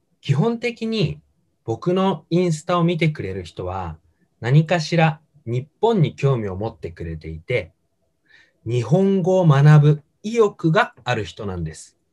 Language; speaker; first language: Japanese; native; Japanese